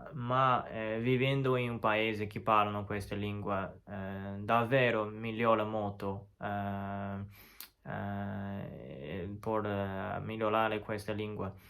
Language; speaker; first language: Italian; non-native, learner; Chinese